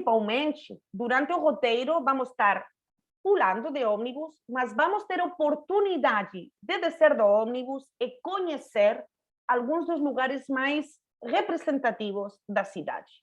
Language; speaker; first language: Portuguese; non-native, fluent; Spanish